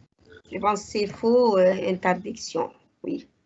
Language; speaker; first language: French; non-native, fluent; Arabic